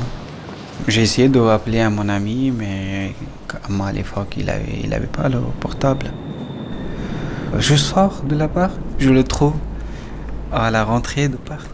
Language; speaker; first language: French; non-native, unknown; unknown